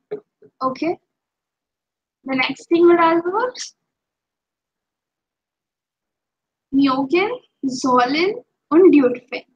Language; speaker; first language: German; non-native, fluent; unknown